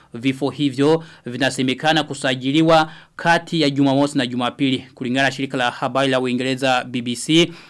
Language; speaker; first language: Swahili; non-native, local second language; Rundi